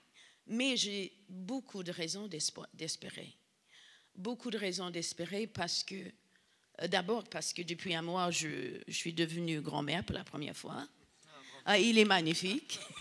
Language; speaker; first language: French; non-native, fluent; English